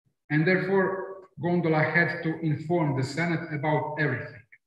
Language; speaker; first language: English; non-native, fluent; Croatian